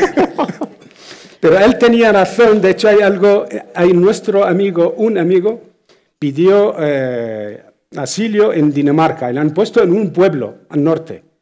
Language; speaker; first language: Spanish; non-native, fluent; Arabic